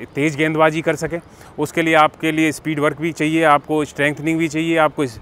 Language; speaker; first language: Hindi; native; Hindi